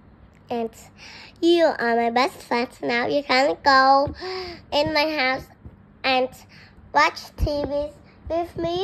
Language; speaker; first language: English; non-native, learner; Vietnamese